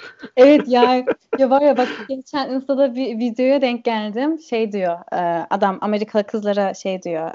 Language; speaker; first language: Turkish; early bilingual, heritage; Turkish